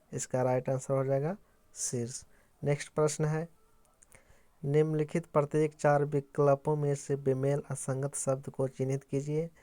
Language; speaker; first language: Hindi; native; Hindi